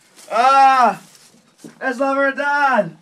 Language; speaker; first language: Spanish; non-native, learner; English